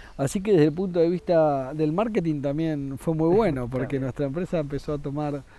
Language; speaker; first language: Spanish; native; Spanish